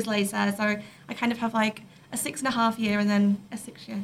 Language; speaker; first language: English; native; English